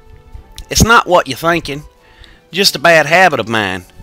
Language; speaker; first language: English; native; English